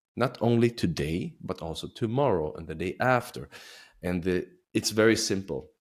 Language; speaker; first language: English; non-native, fluent; Swedish